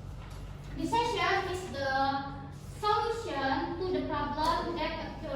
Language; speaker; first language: English; non-native, learner; Indonesian